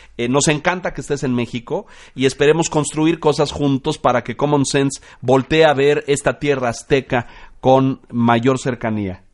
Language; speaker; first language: Spanish; native; Spanish